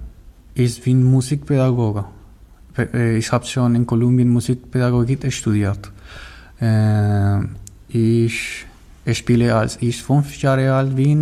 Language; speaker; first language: German; non-native, learner; Spanish